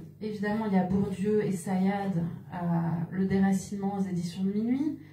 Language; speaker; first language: French; native; French